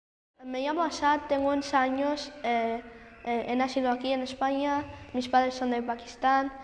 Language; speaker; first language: Spanish; early bilingual, other home language; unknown